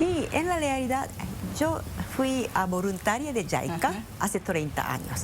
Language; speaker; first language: Spanish; non-native, fluent; Japanese